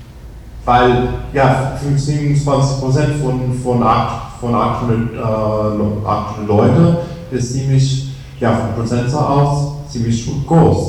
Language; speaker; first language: German; non-native, fluent; English